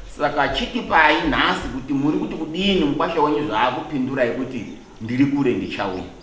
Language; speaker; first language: Shona; native; Shona